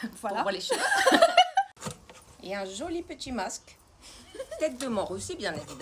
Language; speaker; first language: French; native; French